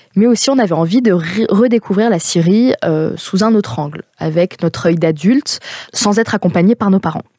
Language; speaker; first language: French; native; French